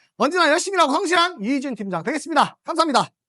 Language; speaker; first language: Korean; native; Korean